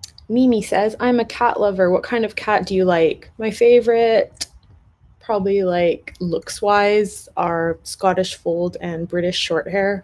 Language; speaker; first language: English; native; English